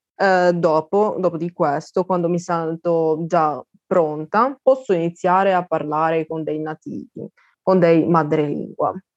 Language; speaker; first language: Italian; non-native, fluent; Russian